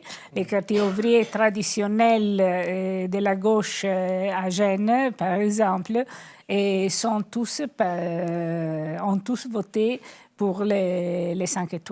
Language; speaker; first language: French; non-native, fluent; Italian